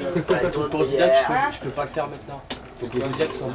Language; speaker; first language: French; native; French